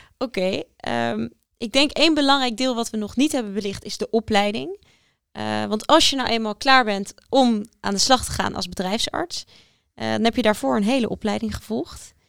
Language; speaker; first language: Dutch; native; Dutch